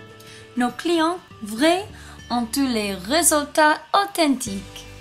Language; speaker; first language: French; non-native, learner; English